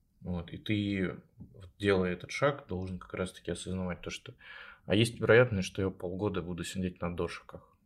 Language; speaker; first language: Russian; native; Russian